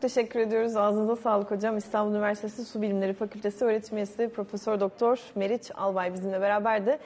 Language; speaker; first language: Turkish; native; Turkish